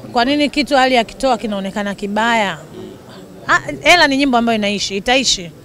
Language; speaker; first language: Swahili; native; Swahili